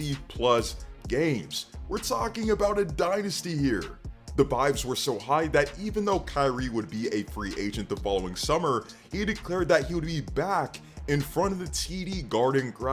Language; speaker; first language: English; native; English